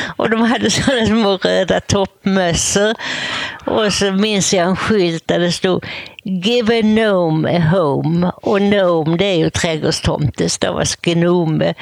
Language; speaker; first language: Swedish; native; Swedish